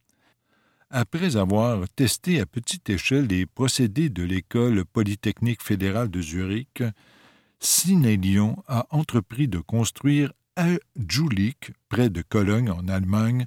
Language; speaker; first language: French; native; French